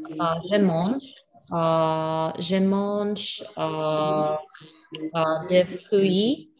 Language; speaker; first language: French; non-native, learner; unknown